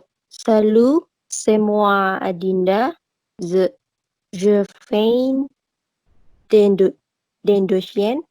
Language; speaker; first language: French; non-native, learner; Indonesian